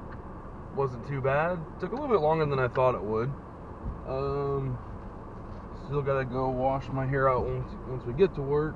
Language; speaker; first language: English; native; English